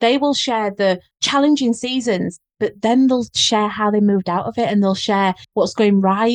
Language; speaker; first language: English; native; English